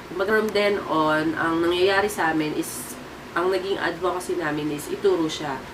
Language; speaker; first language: Filipino; native; Filipino